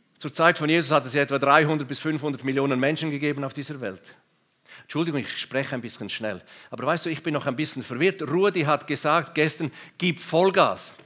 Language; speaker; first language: German; non-native, local second language; Romansh